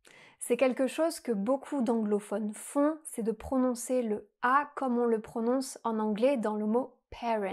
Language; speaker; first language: French; native; French